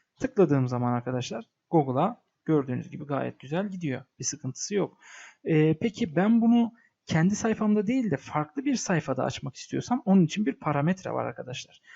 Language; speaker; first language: Turkish; native; Turkish